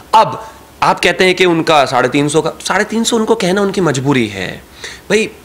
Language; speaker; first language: Hindi; native; Hindi